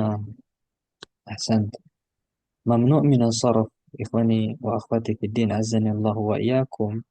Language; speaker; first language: Arabic; non-native, fluent; Indonesian